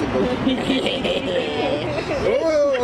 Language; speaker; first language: French; non-native, learner; Wolof